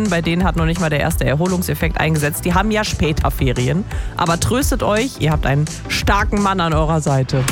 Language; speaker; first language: German; native; German